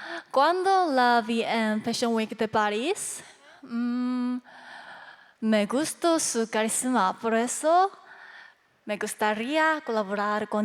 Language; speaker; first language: Spanish; non-native, learner; Korean